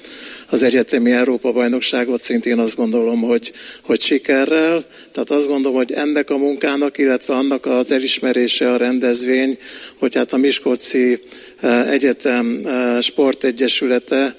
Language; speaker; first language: Hungarian; native; Hungarian